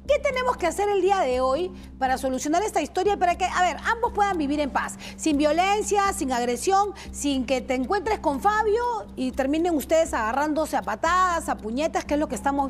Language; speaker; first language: Spanish; native; Spanish